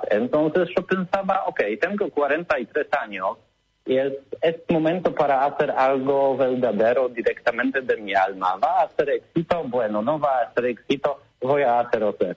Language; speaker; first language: Spanish; non-native, learner; Polish